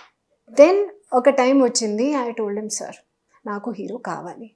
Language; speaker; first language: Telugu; non-native, learner; Hindi